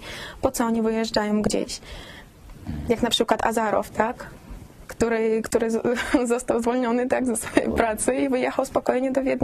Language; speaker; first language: Polish; non-native, fluent; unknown